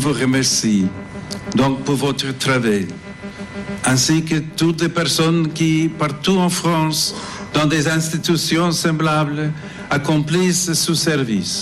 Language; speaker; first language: French; non-native, fluent; English